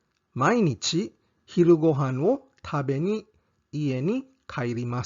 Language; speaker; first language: Japanese; non-native, fluent; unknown